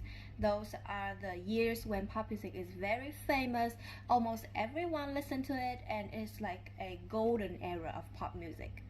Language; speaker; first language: English; non-native, learner; Vietnamese